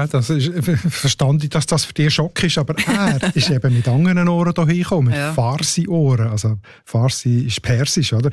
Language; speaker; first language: German; native; German